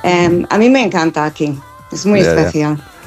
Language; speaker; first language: Spanish; non-native, fluent; English